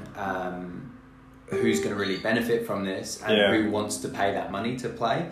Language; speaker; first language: English; native; English